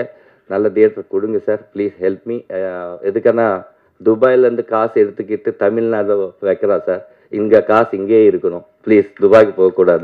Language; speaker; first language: Tamil; non-native, learner; Telugu